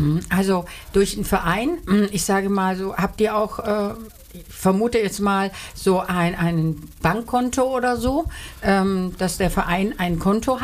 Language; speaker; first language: German; early bilingual, other home language; Turkish